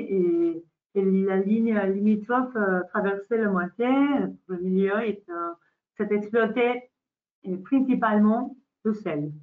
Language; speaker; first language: French; non-native, learner; Spanish